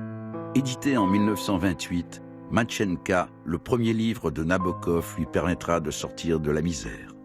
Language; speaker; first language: French; native; French